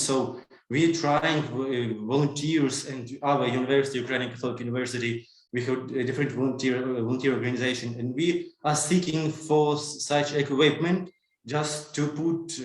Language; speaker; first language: English; non-native, learner; Ukrainian